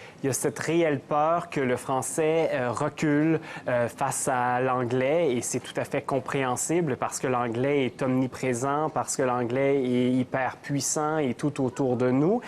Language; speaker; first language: French; native; French